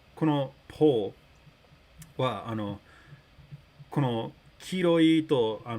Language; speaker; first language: Japanese; early bilingual, other home language; English